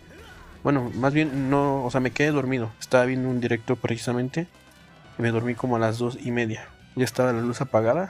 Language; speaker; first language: Spanish; native; Spanish